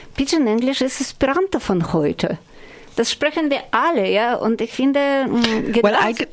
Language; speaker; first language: German; non-native, fluent; Russian